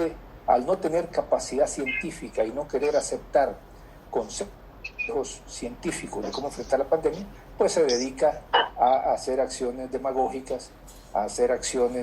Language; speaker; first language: Spanish; native; Spanish